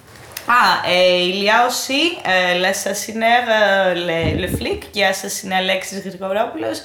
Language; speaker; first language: French; non-native, fluent; Greek